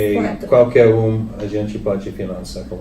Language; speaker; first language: Portuguese; non-native, learner; English